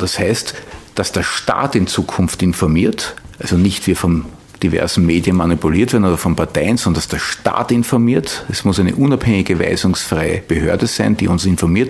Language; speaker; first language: German; native; German